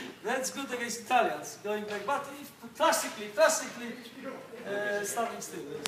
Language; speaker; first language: English; non-native, learner; Polish